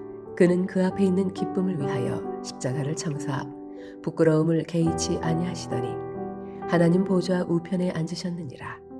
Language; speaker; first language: Korean; native; Korean